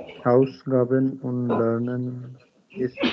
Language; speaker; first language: German; non-native, learner; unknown